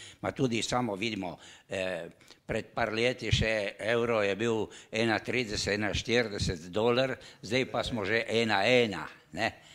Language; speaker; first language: Slovenian; native; Slovenian